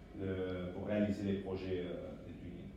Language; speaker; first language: French; non-native, fluent; Spanish